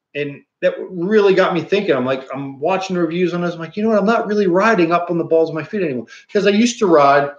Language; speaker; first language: English; native; English